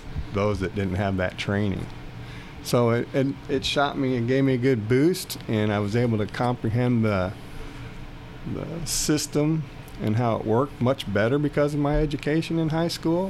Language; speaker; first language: English; native; English